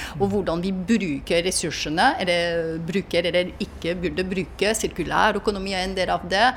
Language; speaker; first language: Norwegian; non-native, fluent; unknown